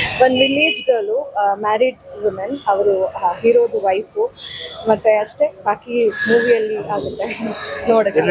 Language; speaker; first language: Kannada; non-native, learner; Malayalam